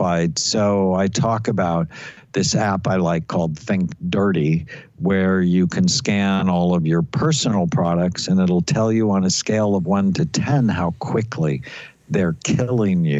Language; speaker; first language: English; native; English